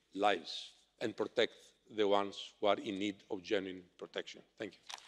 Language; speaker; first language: English; non-native, fluent; Greek